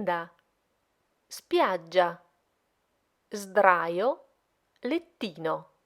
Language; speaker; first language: Italian; native; Italian